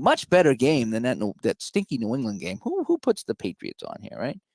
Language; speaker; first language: English; native; English